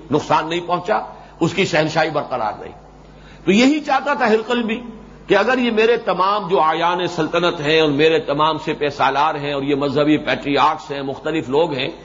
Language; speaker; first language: Urdu; native; Urdu